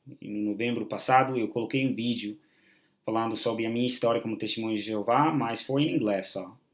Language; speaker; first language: Portuguese; non-native, fluent; English